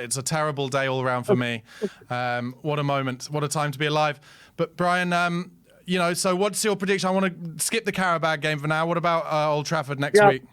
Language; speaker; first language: English; native; English